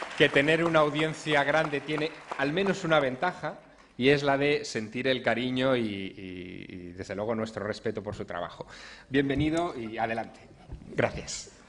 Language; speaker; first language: Spanish; native; Spanish